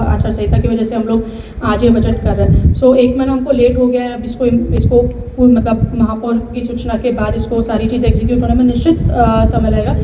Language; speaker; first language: Hindi; non-native, local second language; Marathi